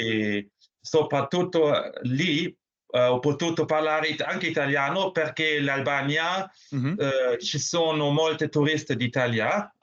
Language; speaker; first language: Italian; non-native, learner; German